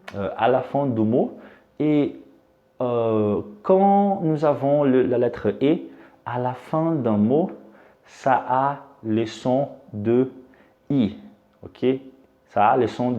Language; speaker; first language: French; non-native, fluent; Portuguese